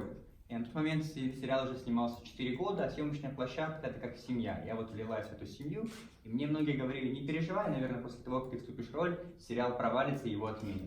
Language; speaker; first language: Russian; native; Russian